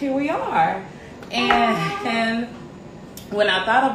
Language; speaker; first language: English; native; English